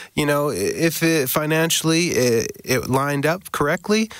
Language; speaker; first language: English; native; English